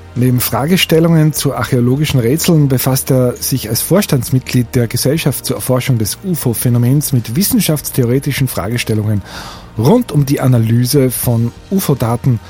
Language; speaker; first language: German; native; German